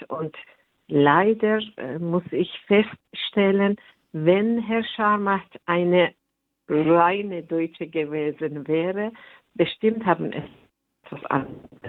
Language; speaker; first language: German; non-native, fluent; Persian